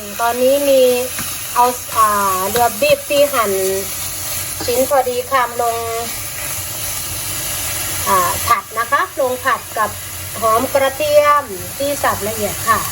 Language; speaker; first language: Thai; native; Thai